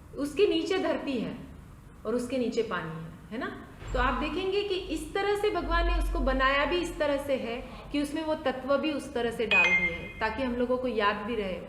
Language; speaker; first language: Hindi; non-native, local second language; Marathi